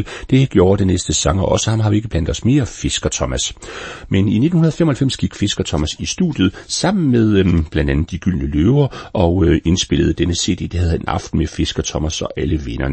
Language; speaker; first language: Danish; native; Danish